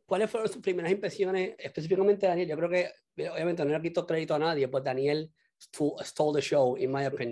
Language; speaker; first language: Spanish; early bilingual, heritage; Spanish